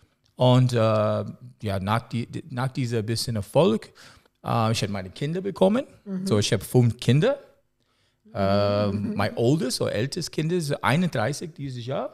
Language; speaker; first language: German; non-native, learner; English